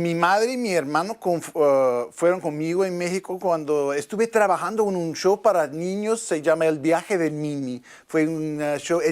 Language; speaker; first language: Spanish; non-native, learner; English